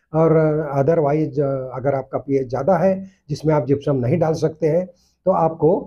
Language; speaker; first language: Hindi; non-native, local second language; Marathi